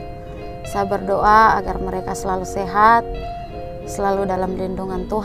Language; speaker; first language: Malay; non-native, local second language; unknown